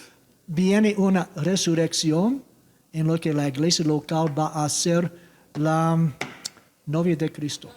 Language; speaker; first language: Spanish; non-native, learner; English